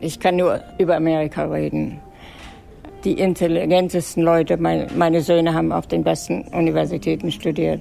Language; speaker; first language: German; native; German